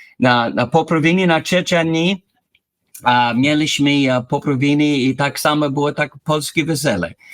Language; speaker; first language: Polish; early bilingual, heritage; English